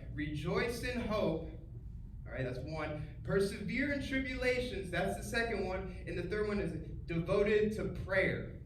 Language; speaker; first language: English; native; English